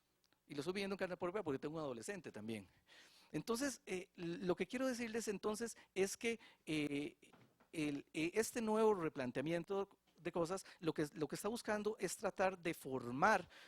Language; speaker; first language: Spanish; native; Spanish